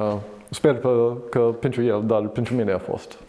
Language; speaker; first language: Romanian; non-native, learner; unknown